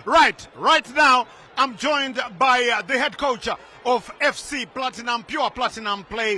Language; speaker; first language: English; non-native, local second language; Shona